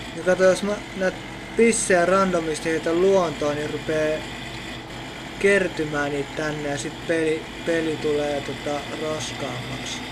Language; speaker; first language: Finnish; native; Finnish